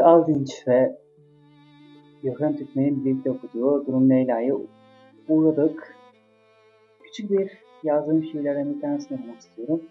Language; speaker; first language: Turkish; native; Turkish